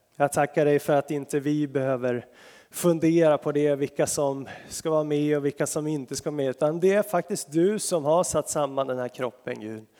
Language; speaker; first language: Swedish; native; Swedish